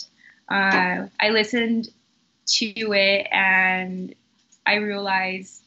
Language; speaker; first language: English; early bilingual, other home language; Spanish